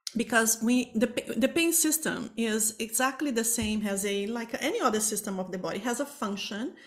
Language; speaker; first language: English; non-native, fluent; Portuguese